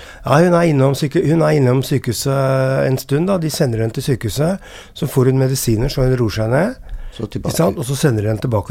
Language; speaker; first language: Norwegian; native; Norwegian